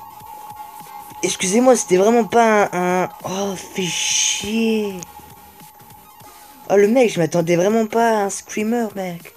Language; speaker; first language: French; native; French